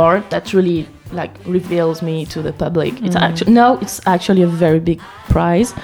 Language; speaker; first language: English; non-native, fluent; French